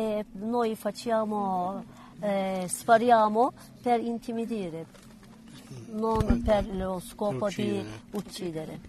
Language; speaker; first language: Italian; non-native, learner; Kurdish